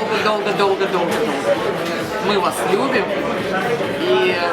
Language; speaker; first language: Russian; native; Russian